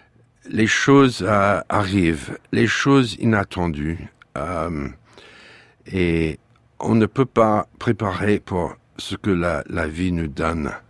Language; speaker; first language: French; non-native, fluent; English